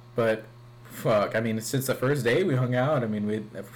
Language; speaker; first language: English; native; English